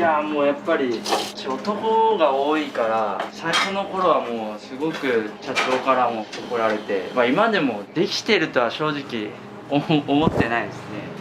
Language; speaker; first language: Japanese; native; Japanese